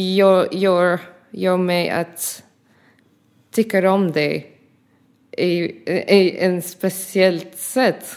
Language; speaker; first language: Swedish; non-native, learner; Arabic